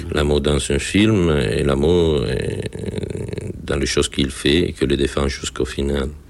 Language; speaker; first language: French; non-native, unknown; Italian